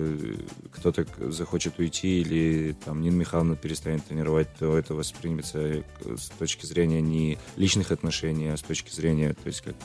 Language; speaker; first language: Russian; native; Russian